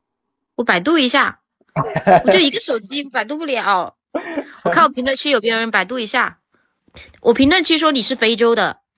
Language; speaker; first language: Chinese; non-native, fluent; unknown